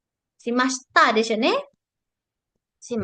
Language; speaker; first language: Japanese; non-native, fluent; Indonesian